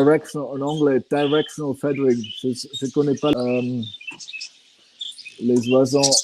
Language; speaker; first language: French; non-native, fluent; Swiss German